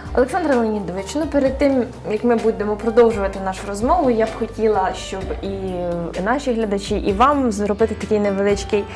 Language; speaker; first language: Ukrainian; native; Ukrainian